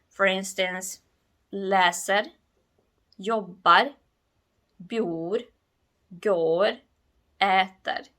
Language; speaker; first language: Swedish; non-native, fluent; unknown